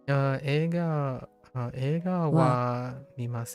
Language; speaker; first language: Japanese; non-native, learner; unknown